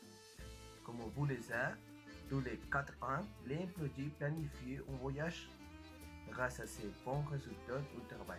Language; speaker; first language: French; non-native, learner; Spanish